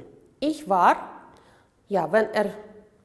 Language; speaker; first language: German; non-native, fluent; Uzbek